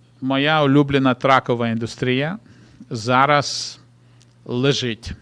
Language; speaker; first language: Ukrainian; non-native, local second language; Russian